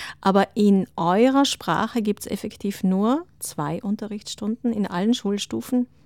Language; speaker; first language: German; native; German